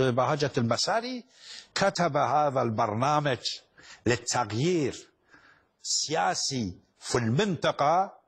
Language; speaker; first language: Arabic; non-native, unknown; Persian